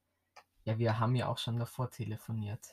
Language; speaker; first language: German; native; German